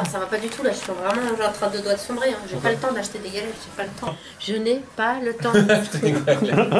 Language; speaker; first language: French; native; French